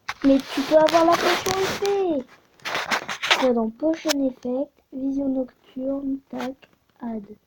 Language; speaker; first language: French; native; French